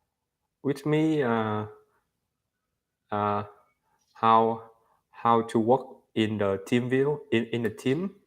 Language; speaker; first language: English; non-native, learner; Vietnamese